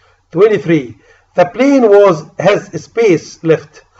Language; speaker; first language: English; non-native, fluent; Arabic